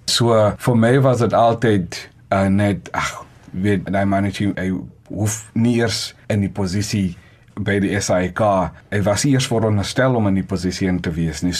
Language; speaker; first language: Afrikaans; non-native, local second language; Xhosa